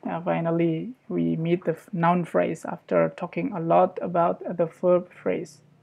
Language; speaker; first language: English; non-native, fluent; Indonesian